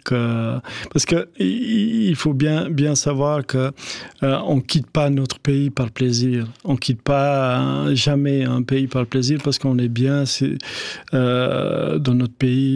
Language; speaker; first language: French; non-native, fluent; Albanian